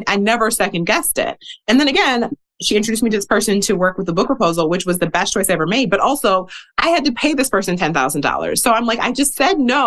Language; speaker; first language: English; native; English